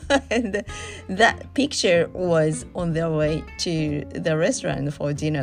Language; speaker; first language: English; non-native, learner; Japanese